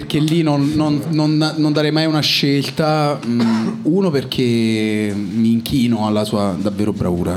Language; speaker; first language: Italian; native; Italian